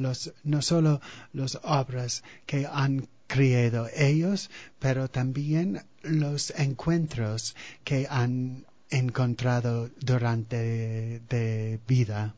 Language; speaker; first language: Spanish; non-native, fluent; English